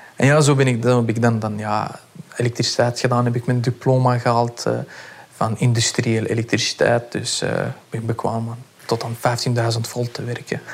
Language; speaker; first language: Dutch; early bilingual, other home language; Pashto